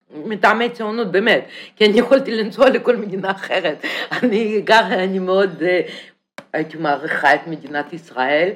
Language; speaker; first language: Hebrew; non-native, fluent; Russian